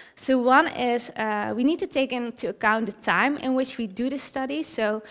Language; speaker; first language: English; early bilingual, other home language; Dutch